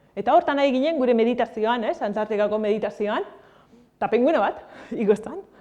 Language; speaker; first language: Basque; native; Basque